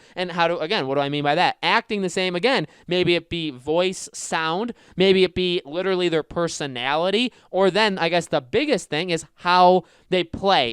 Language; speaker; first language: English; native; English